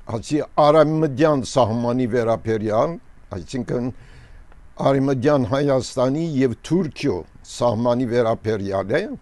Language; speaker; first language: Armenian; early bilingual, heritage; Armenian